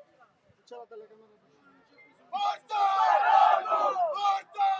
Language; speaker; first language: Italian; native; Italian